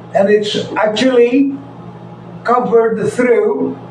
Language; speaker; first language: English; non-native, local second language; Filipino